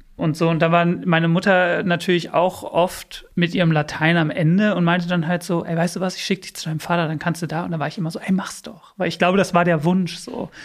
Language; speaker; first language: German; early bilingual, other home language; English